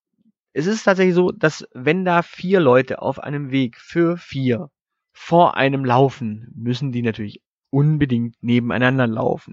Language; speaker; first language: German; native; German